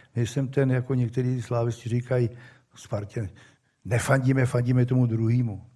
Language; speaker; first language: Czech; native; Czech